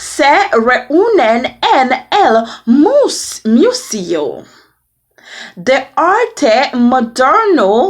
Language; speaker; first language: Spanish; non-native, learner; English